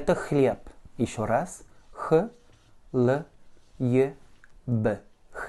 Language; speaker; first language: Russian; non-native, fluent; French